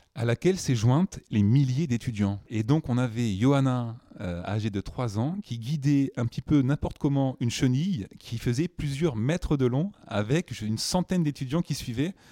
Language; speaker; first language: French; native; French